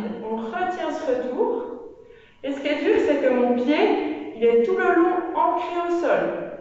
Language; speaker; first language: French; native; French